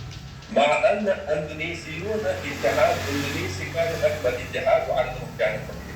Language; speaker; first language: Arabic; non-native, fluent; Chechen